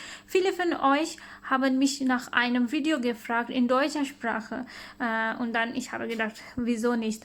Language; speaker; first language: German; non-native, learner; Urdu